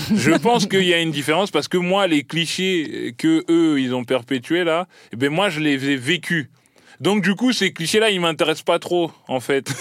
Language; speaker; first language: French; native; French